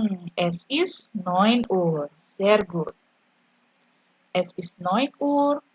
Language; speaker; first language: German; non-native, fluent; Indonesian